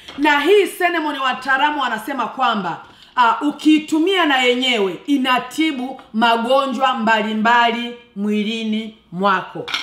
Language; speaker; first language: Swahili; non-native, local second language; Rundi